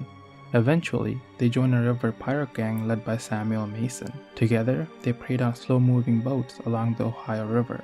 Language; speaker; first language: English; native; English